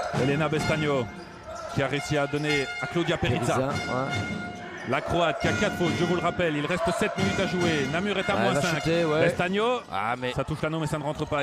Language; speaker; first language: French; native; French